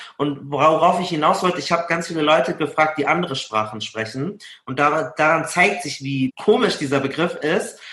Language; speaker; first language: German; early bilingual, other home language; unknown